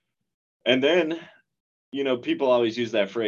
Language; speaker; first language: English; native; English